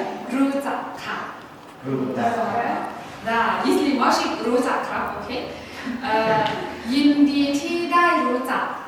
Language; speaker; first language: Russian; non-native, learner; Thai